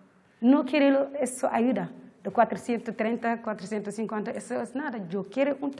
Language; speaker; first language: Spanish; non-native, learner; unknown